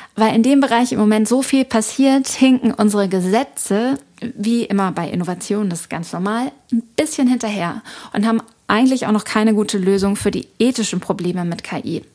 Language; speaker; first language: German; native; German